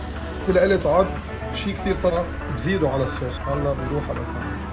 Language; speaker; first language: Arabic; native; Arabic